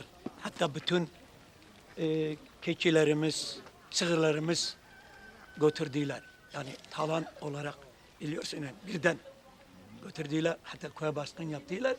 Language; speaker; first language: Turkish; non-native, local second language; Turoyo